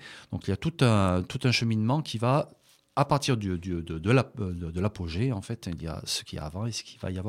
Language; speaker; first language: French; native; French